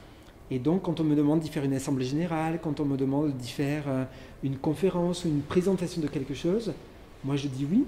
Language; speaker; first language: French; native; French